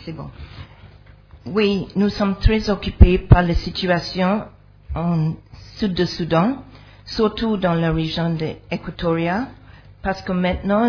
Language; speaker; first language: French; non-native, fluent; English